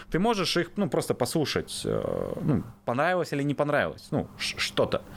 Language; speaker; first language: Russian; native; Russian